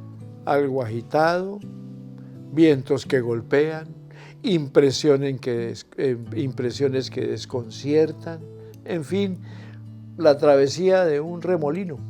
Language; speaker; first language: Spanish; native; Spanish